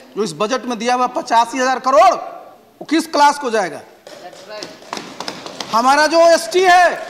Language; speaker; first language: Hindi; native; Hindi